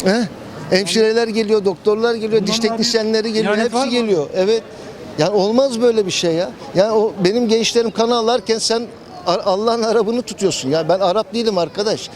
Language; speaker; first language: Turkish; native; Turkish